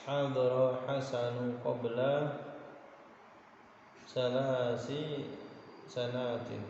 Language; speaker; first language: Arabic; non-native, learner; Indonesian